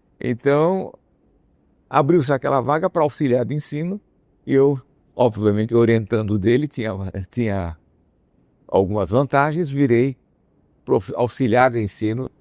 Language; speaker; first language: Portuguese; early bilingual, other home language; Armenian